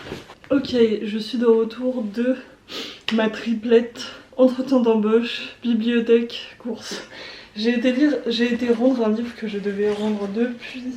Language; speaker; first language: French; native; French